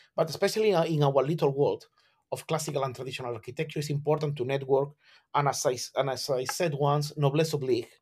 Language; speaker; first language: English; non-native, fluent; Spanish